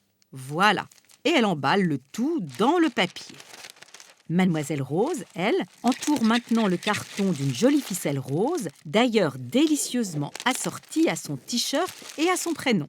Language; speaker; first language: French; native; French